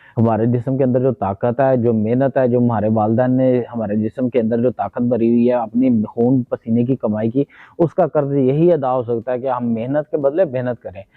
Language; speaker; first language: Urdu; non-native, local second language; Punjabi